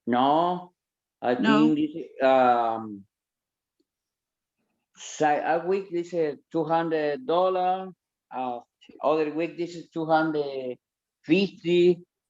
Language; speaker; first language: English; non-native, learner; Spanish